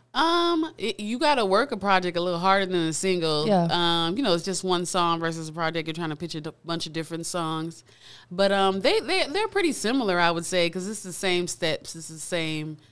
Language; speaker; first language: English; native; English